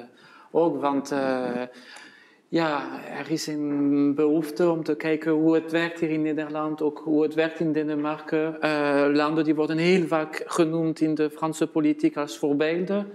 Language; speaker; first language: Dutch; non-native, fluent; French